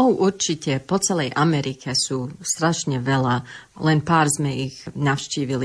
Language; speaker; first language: Slovak; early bilingual, heritage; Slovak